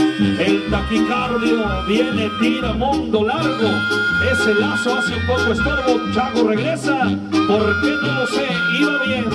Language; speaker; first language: Spanish; native; Spanish